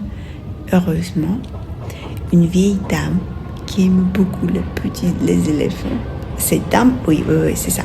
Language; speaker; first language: French; non-native, fluent; Russian